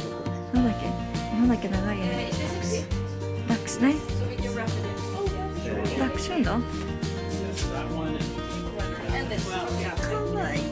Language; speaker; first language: Japanese; native; Japanese